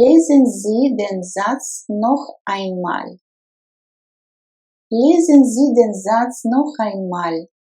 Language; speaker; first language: German; non-native, fluent; Russian